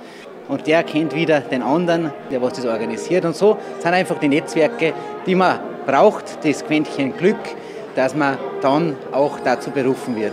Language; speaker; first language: German; native; German